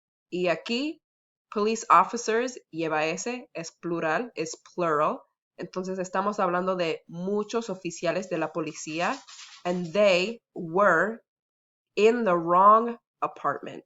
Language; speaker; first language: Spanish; early bilingual, heritage; Spanish